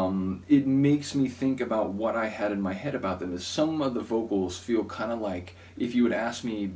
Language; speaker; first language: English; native; English